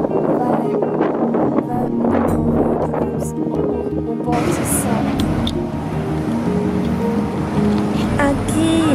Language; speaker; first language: Portuguese; non-native, learner; Chinese